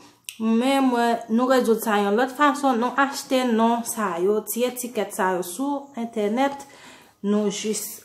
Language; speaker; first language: French; non-native, learner; Haitian Creole